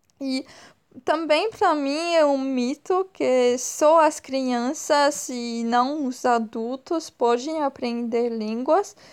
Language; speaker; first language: Portuguese; non-native, fluent; French